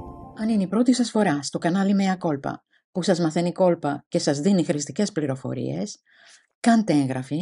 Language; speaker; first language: Greek; native; Greek